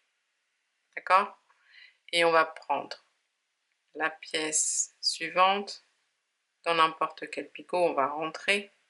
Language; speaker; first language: French; native; French